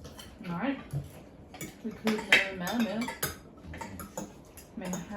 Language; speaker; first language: Danish; non-native, fluent; Thai